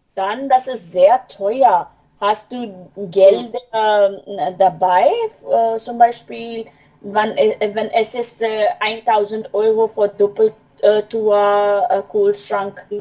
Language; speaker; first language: German; non-native, learner; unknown